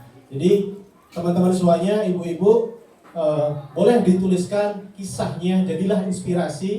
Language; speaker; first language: Indonesian; native; Indonesian